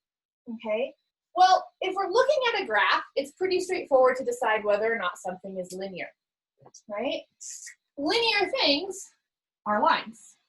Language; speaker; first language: English; native; English